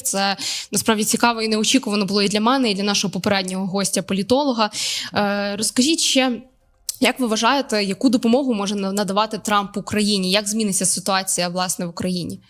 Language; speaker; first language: Ukrainian; native; Ukrainian